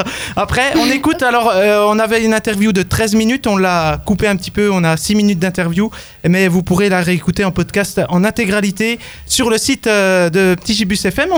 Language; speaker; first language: French; native; French